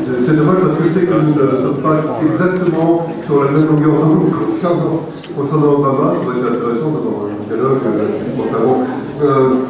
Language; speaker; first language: French; native; French